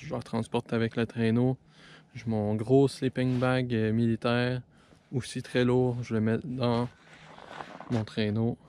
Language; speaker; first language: French; native; French